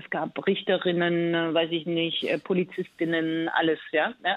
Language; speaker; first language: German; early bilingual, other home language; Persian